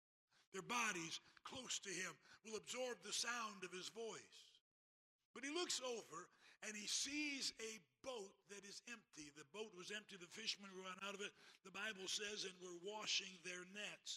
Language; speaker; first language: English; native; English